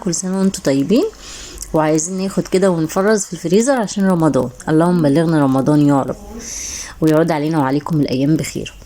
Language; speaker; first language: Arabic; native; Arabic